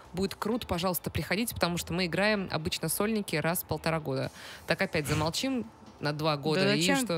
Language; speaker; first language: Russian; native; Russian